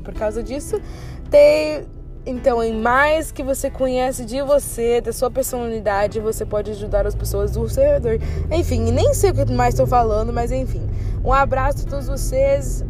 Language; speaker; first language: Portuguese; non-native, fluent; English